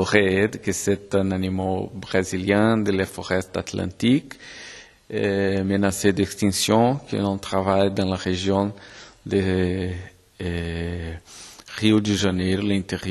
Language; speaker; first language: French; non-native, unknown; Portuguese